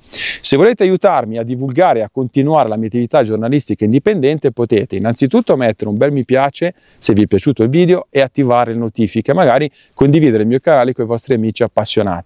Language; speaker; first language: Italian; native; Italian